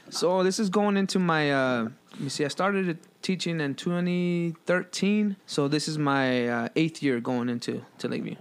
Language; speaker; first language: English; early bilingual, other home language; Spanish